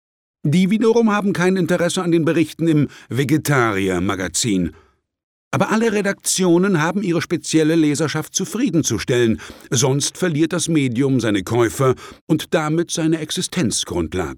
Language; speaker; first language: German; native; German